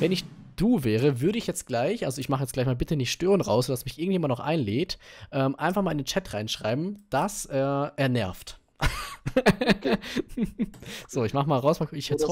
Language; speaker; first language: German; native; German